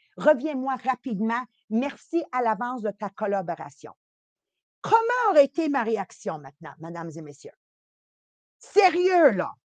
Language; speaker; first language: French; early bilingual, other home language; Italian